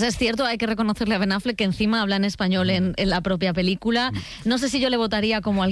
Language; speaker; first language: Spanish; native; Spanish